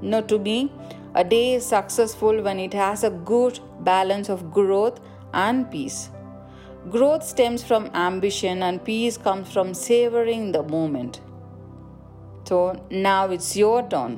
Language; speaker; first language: English; non-native, local second language; Tamil